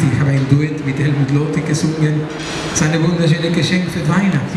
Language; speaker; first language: German; non-native, fluent; Spanish